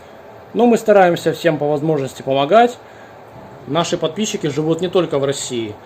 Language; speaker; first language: Russian; native; Russian